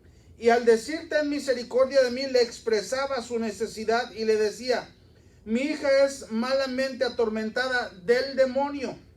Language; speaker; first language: Spanish; native; Spanish